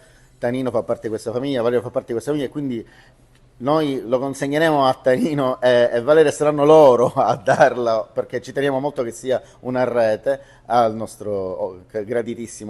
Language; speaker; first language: Italian; native; Italian